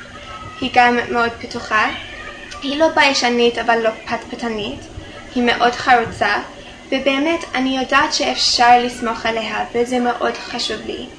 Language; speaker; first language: Hebrew; non-native, fluent; English